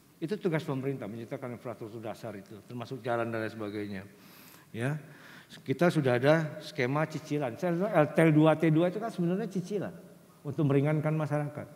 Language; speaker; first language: Indonesian; native; Indonesian